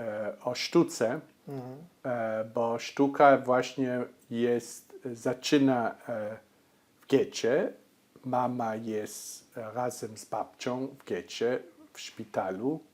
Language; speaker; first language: Polish; early bilingual, heritage; Polish